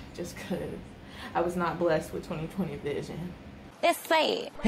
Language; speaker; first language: English; native; English